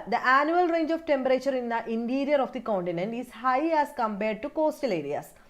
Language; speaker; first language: English; non-native, local second language; Malayalam